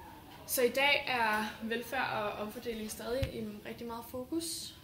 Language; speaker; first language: Danish; native; Danish